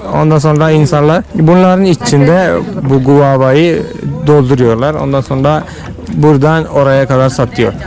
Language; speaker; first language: Turkish; non-native, fluent; Malayalam